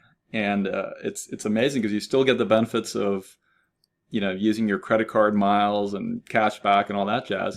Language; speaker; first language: English; native; English